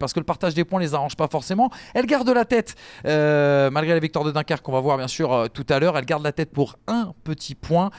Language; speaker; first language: French; native; French